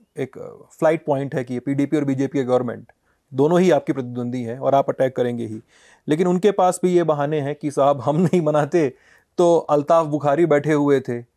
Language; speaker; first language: Hindi; native; Hindi